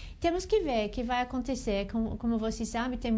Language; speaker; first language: Portuguese; non-native, fluent; English